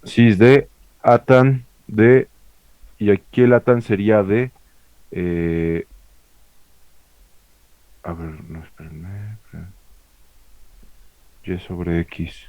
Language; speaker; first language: Spanish; native; Spanish